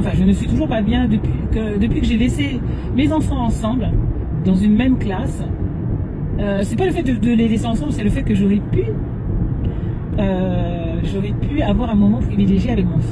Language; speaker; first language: French; native; French